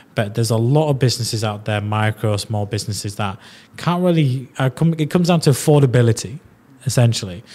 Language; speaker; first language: English; native; English